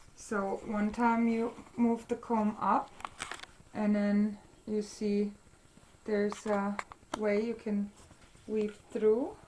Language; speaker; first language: English; non-native, fluent; German